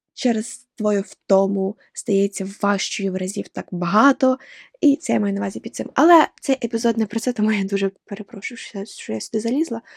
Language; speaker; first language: Ukrainian; non-native, local second language; Russian